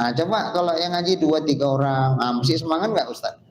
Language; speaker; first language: Indonesian; native; Indonesian